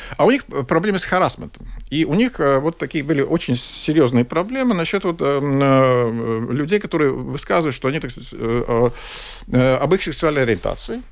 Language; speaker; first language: Russian; non-native, local second language; Latvian